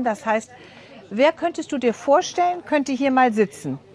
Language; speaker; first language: German; native; German